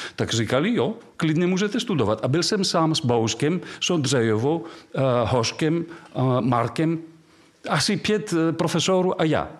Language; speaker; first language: Czech; non-native, fluent; Greek